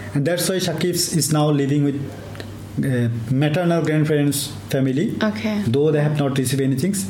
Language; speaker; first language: English; non-native, local second language; Bangla